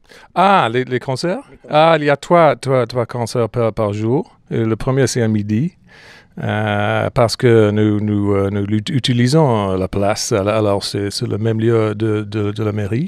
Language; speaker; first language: French; non-native, fluent; English